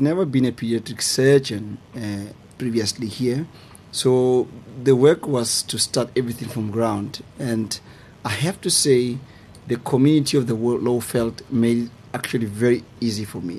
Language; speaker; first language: English; non-native, local second language; Southern Sotho